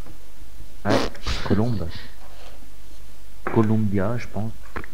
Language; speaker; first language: French; native; French